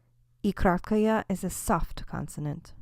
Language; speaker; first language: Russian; non-native, fluent; English